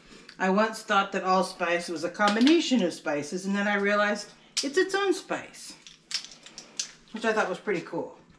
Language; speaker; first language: English; native; English